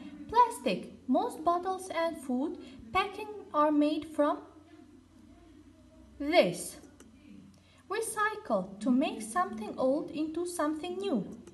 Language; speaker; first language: English; non-native, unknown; Albanian